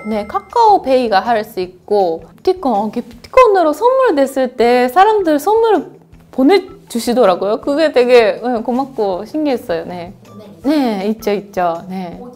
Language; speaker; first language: Korean; non-native, fluent; Japanese